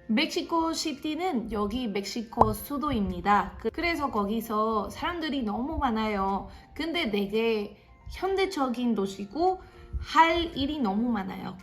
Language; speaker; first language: Korean; non-native, fluent; Spanish